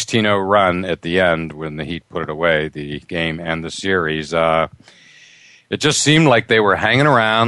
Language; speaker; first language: English; native; English